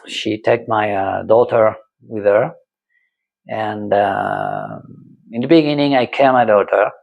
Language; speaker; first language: English; non-native, learner; French